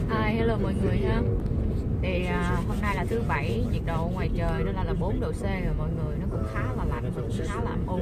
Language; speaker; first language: Vietnamese; native; Vietnamese